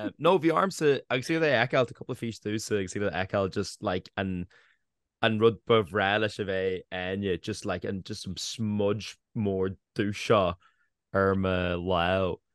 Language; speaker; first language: Irish; native; Irish